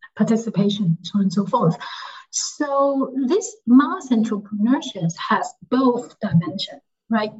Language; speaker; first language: English; non-native, local second language; Cantonese